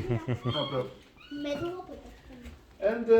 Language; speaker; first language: English; non-native, learner; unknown